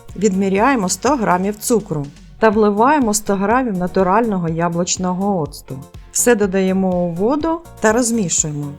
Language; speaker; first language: Ukrainian; native; Ukrainian